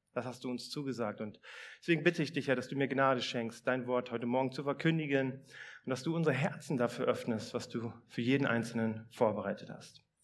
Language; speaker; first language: German; early bilingual, other home language; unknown